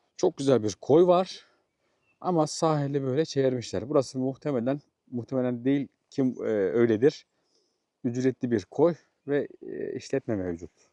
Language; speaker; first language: Turkish; native; Turkish